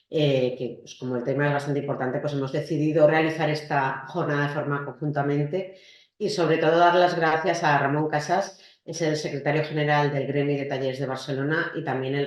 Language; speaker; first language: Spanish; native; Spanish